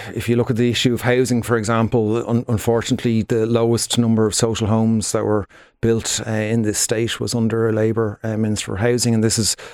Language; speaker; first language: English; native; English